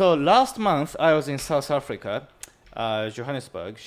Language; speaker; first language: English; non-native, fluent; Japanese